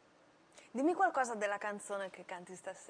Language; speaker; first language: Italian; native; Italian